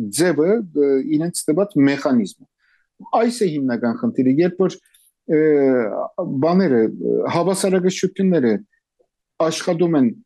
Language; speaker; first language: Armenian; early bilingual, heritage; Armenian